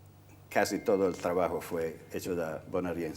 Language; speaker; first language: Spanish; non-native, fluent; Italian